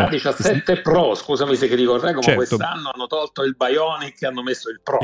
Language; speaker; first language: Italian; native; Italian